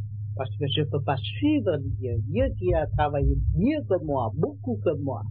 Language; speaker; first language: French; non-native, learner; Vietnamese